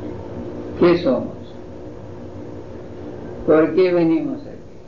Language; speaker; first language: Spanish; non-native, fluent; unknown